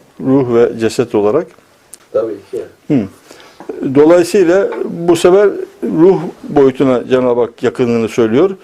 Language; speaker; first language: Turkish; native; Turkish